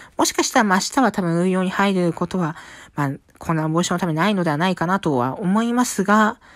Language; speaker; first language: Japanese; native; Japanese